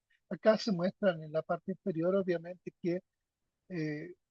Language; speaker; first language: Spanish; native; Spanish